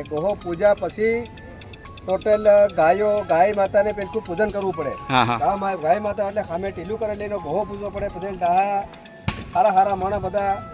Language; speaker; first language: Gujarati; non-native, local second language; Bhili